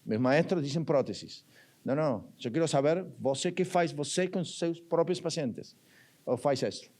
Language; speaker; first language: Portuguese; non-native, learner; Spanish